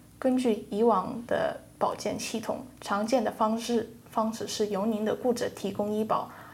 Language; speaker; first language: Chinese; early bilingual, heritage; Chinese